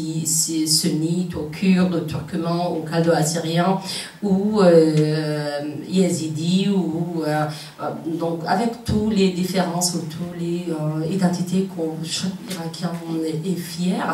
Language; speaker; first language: French; non-native, fluent; Kurdish